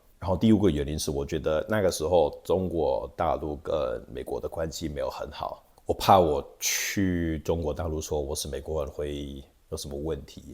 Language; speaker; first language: Chinese; non-native, fluent; English